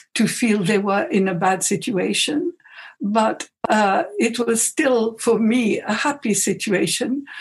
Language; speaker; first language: English; non-native, fluent; Arabic